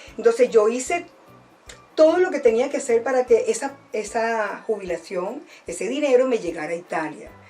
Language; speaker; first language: Spanish; native; Spanish